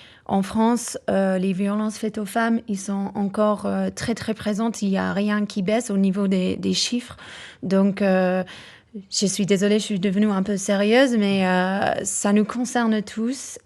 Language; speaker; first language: French; non-native, fluent; English